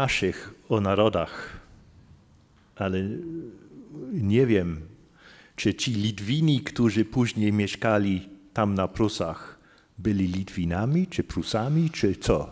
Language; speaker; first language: Polish; non-native, fluent; English